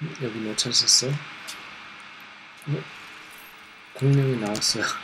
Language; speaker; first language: Korean; non-native, learner; English